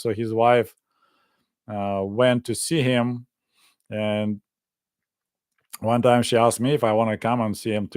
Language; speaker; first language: English; non-native, fluent; Russian